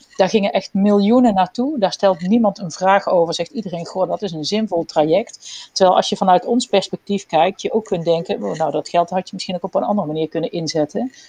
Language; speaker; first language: Dutch; native; Dutch